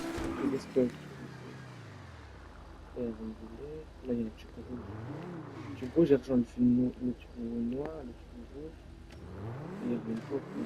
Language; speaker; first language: French; native; French